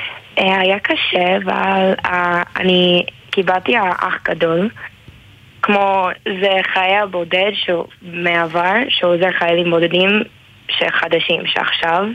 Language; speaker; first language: Hebrew; non-native, learner; English